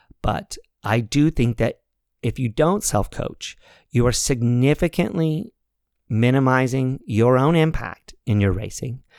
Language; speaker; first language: English; native; English